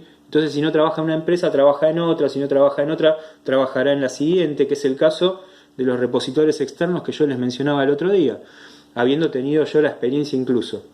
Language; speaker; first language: Spanish; native; Spanish